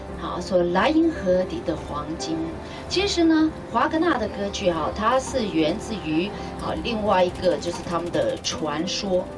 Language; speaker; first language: Chinese; native; Chinese